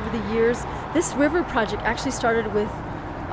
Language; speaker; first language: English; native; English